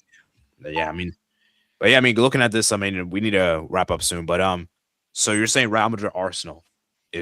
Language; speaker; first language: English; native; English